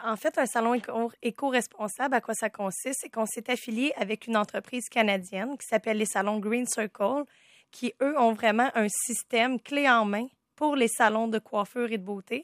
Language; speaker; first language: French; native; French